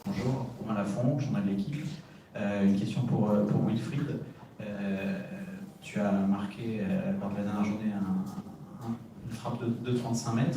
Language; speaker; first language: French; native; French